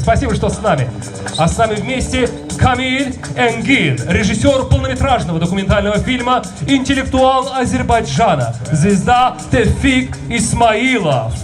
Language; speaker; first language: Russian; native; Russian